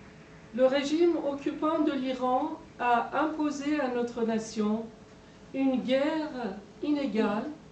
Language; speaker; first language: French; non-native, fluent; Persian